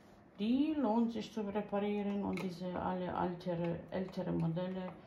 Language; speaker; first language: German; non-native, learner; Bosnian